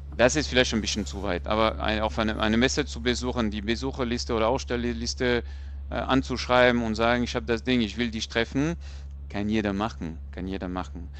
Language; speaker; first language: German; non-native, fluent; French